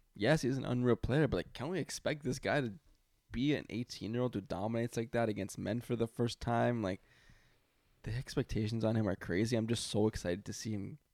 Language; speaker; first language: English; native; English